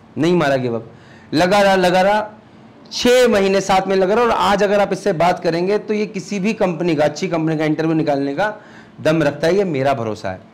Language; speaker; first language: Hindi; native; Hindi